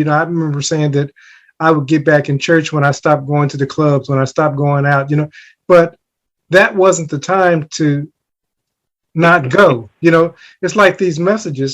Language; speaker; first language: English; native; English